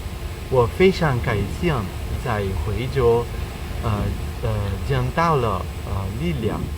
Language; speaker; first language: Chinese; non-native, fluent; Italian